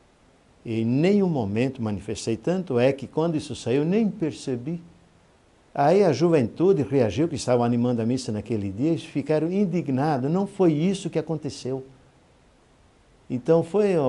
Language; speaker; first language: Portuguese; native; Portuguese